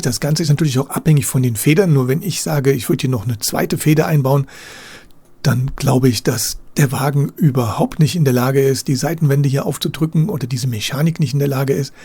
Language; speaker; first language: German; native; German